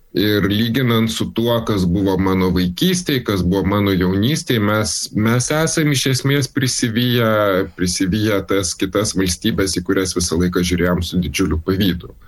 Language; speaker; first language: Lithuanian; native; Lithuanian